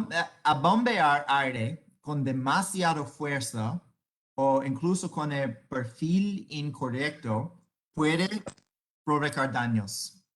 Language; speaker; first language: Spanish; non-native, fluent; English